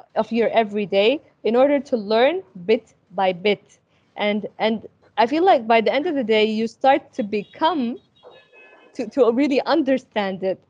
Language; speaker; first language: English; early bilingual, other home language; Arabic